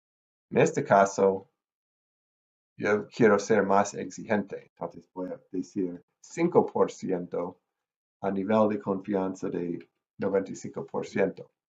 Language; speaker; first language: Spanish; non-native, fluent; English